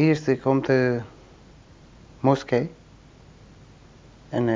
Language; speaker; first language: Dutch; non-native, learner; Turkish